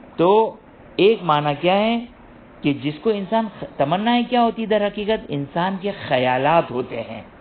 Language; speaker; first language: Urdu; native; Urdu